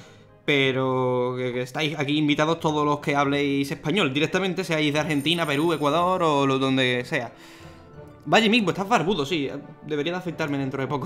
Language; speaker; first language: Spanish; native; Spanish